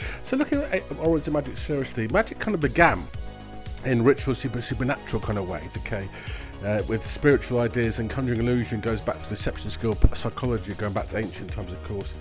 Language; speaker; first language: English; native; English